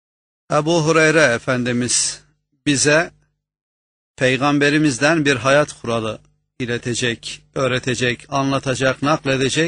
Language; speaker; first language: Turkish; native; Turkish